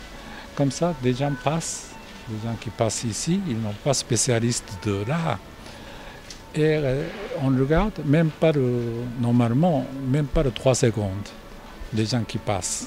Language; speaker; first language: French; non-native, fluent; Japanese